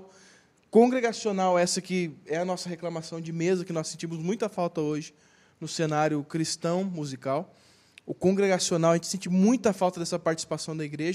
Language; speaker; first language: Portuguese; native; Portuguese